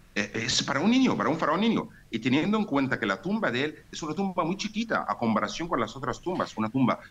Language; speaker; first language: Spanish; non-native, fluent; Arabic